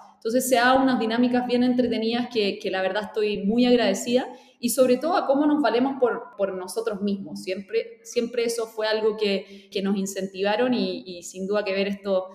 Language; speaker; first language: Spanish; native; Spanish